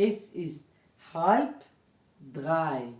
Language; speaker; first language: German; non-native, fluent; Turkish